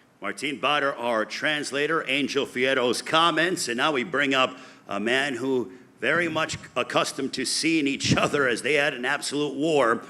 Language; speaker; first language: English; native; English